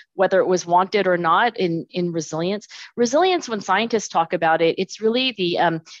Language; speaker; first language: English; native; English